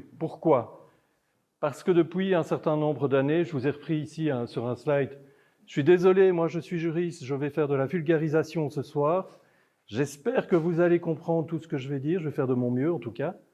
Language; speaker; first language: French; native; French